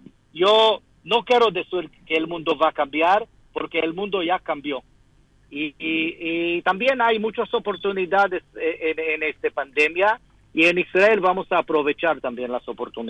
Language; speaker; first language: Spanish; non-native, fluent; Hebrew